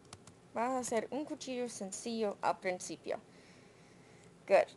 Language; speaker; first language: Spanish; non-native, learner; English